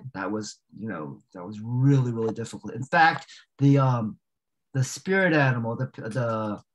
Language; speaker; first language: English; native; English